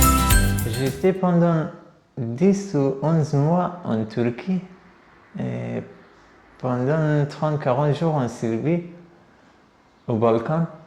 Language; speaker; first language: French; non-native, learner; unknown